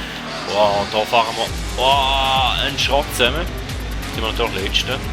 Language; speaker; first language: German; native; German